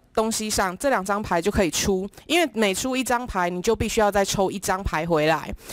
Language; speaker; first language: Chinese; native; Chinese